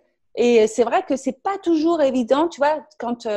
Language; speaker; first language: French; native; French